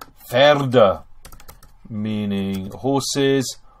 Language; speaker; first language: English; native; English